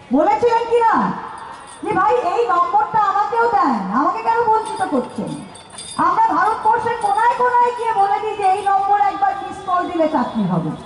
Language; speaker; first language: Bangla; native; Bangla